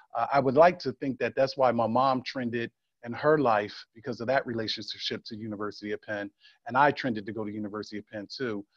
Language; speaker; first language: English; native; English